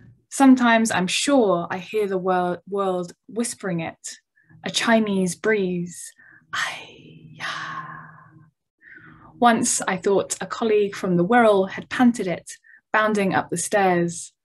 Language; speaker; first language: English; native; English